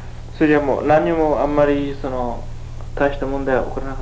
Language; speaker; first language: Japanese; early bilingual, heritage; Japanese